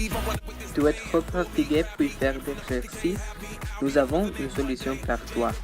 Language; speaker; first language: French; non-native, learner; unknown